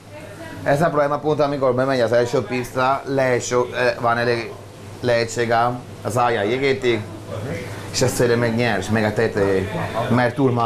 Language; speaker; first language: Hungarian; non-native, learner; Italian